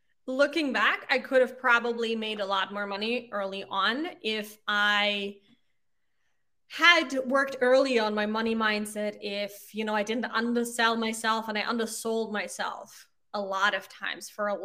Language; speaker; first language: English; non-native, fluent; German